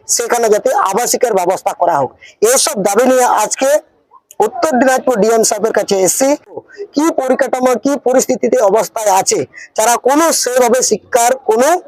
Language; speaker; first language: Bangla; non-native, local second language; Santali